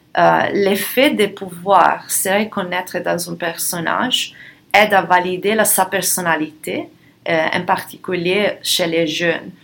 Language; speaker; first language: French; non-native, fluent; Italian